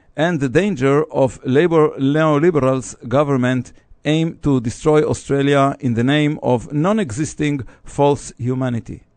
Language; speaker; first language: English; non-native, fluent; Hebrew